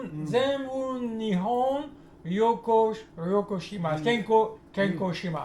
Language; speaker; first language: Japanese; non-native, learner; French